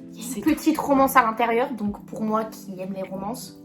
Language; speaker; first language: French; native; French